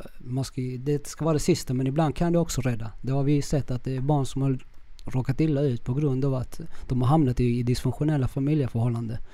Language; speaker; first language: Swedish; early bilingual, other home language; Spanish